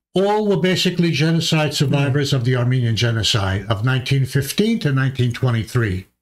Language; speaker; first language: English; early bilingual, other home language; Armenian